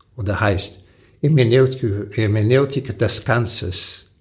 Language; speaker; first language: German; early bilingual, other home language; Portuguese